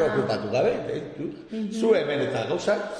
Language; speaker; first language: Basque; non-native, local second language; Spanish